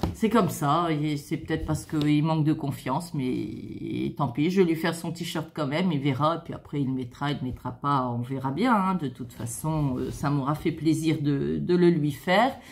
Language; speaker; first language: French; native; French